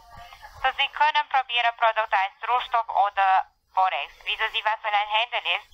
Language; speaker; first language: German; non-native, learner; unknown